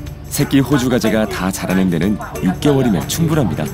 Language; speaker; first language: Korean; native; Korean